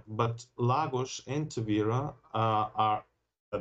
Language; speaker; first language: English; non-native, fluent; German